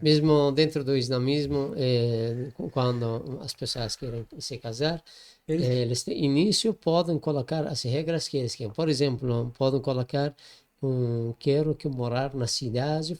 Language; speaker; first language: Portuguese; non-native, learner; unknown